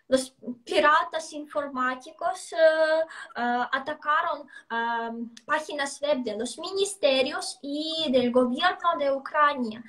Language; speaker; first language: Spanish; non-native, fluent; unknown